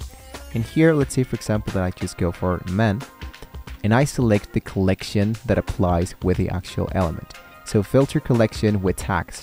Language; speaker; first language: English; non-native, fluent; Spanish